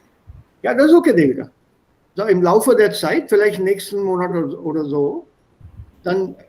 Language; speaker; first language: German; non-native, fluent; Hindi